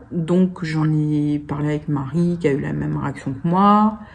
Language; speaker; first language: French; native; French